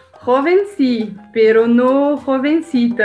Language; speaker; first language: Spanish; non-native, learner; Portuguese